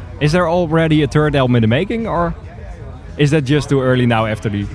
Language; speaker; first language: English; non-native, fluent; Dutch